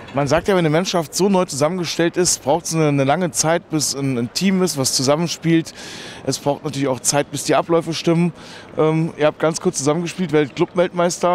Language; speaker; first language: German; native; German